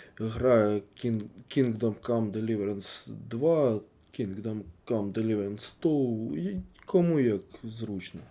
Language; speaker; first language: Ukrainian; non-native, local second language; Russian